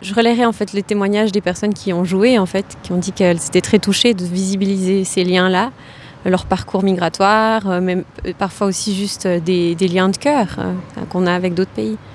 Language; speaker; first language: French; native; French